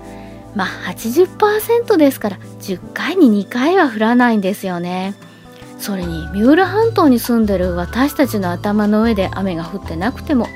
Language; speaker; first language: Japanese; native; Japanese